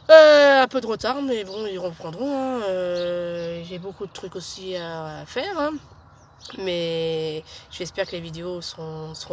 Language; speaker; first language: French; native; French